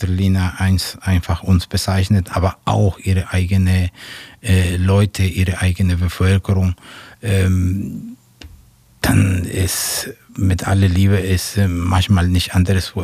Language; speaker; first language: German; non-native, fluent; Spanish